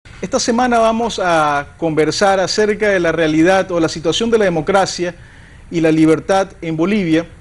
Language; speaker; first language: Spanish; native; Spanish